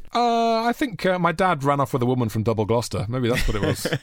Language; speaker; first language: English; native; English